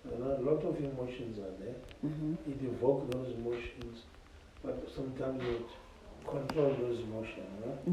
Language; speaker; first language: English; non-native, local second language; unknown